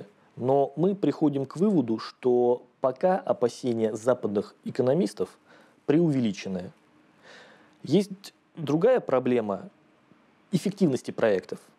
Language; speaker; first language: Russian; native; Russian